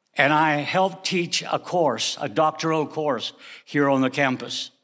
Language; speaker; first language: English; early bilingual, other home language; Spanish